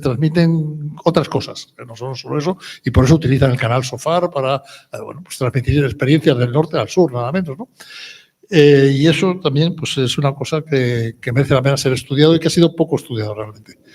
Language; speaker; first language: Spanish; native; Spanish